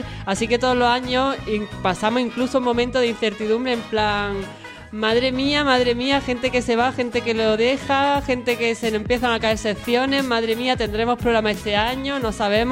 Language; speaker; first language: Spanish; native; Spanish